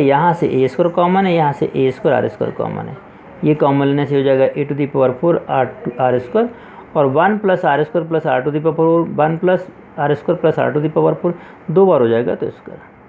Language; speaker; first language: Hindi; native; Hindi